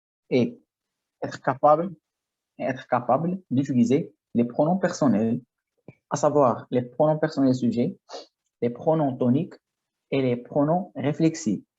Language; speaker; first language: French; non-native, local second language; Arabic